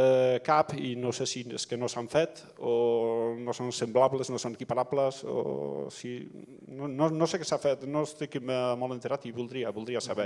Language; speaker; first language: Catalan; non-native, learner; Basque